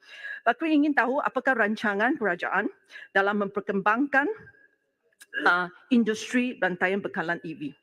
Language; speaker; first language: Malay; non-native, local second language; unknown